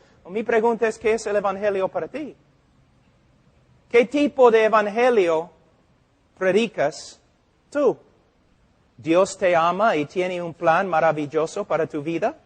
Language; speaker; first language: Spanish; non-native, fluent; English